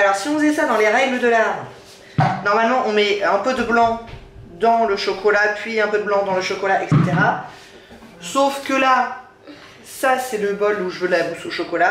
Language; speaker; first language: French; native; French